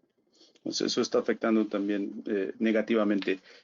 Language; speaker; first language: Spanish; native; Spanish